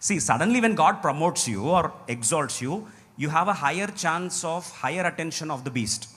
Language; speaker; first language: English; non-native, local second language; Telugu